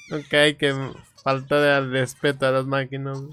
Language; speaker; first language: Spanish; native; Spanish